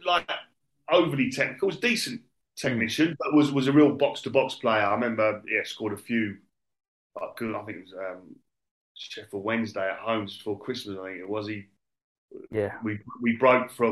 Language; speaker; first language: English; native; English